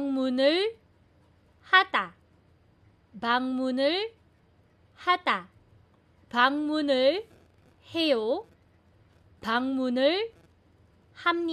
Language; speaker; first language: Korean; non-native, fluent; Filipino